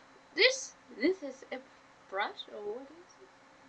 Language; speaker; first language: English; non-native, learner; German